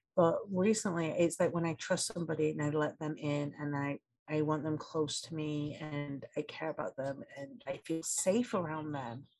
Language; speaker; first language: English; native; English